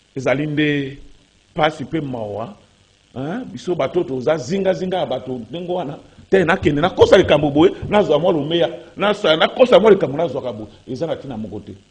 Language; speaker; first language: Lingala; native; Lingala